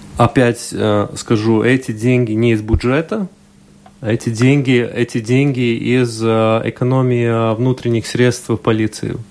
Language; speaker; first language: Russian; non-native, local second language; Latvian